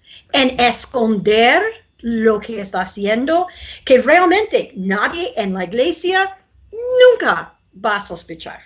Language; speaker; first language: Spanish; non-native, fluent; English